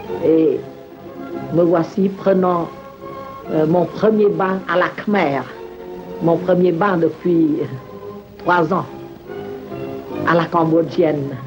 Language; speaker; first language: French; non-native, local second language; Khmer